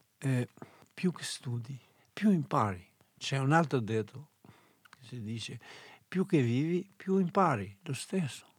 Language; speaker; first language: Italian; non-native, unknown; Albanian